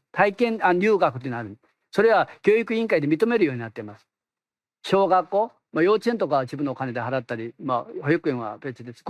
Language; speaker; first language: Japanese; non-native, fluent; Korean